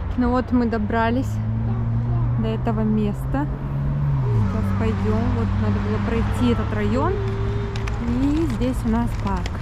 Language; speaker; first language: Russian; native; Russian